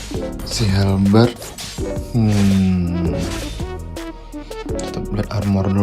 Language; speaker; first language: Indonesian; native; Indonesian